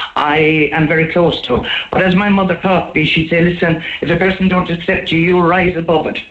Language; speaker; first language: English; native; English